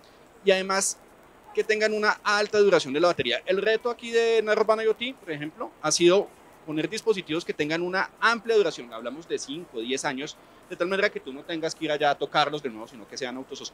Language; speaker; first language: Spanish; native; Spanish